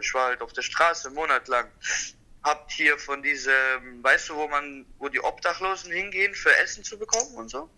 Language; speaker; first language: German; early bilingual, other home language; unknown